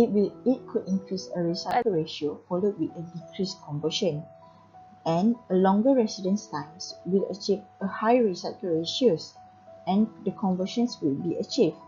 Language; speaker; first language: English; non-native, local second language; Malay